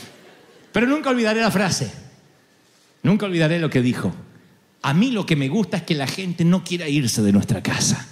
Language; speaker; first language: Spanish; native; Spanish